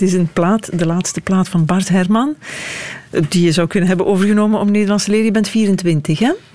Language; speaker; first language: Dutch; native; Dutch